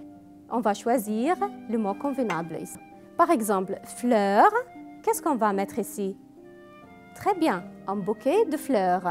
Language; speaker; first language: French; non-native, fluent; Arabic